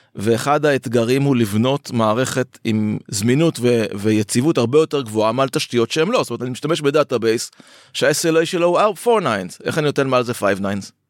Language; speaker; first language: Hebrew; native; Hebrew